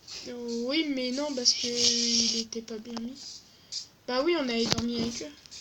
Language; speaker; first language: French; native; French